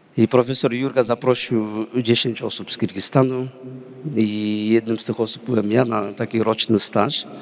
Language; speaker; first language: Polish; non-native, fluent; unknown